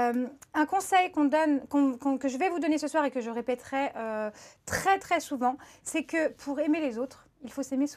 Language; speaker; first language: French; native; French